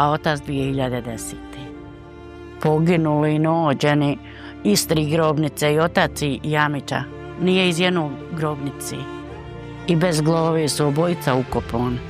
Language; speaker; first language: Bosnian; native; Bosnian